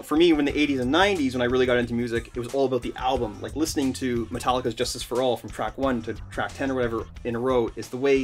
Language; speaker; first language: English; native; English